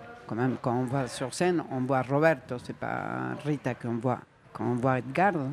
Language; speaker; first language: French; non-native, fluent; Spanish